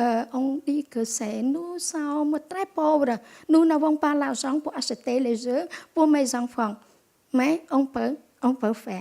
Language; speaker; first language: French; non-native, local second language; Khmer